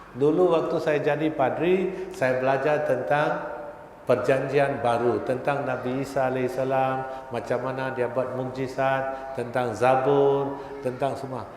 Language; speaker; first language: Malay; non-native, local second language; Tamil